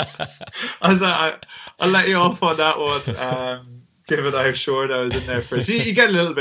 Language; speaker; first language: English; native; English